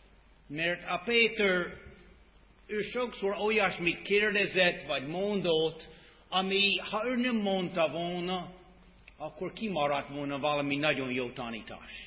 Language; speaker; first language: Hungarian; non-native, fluent; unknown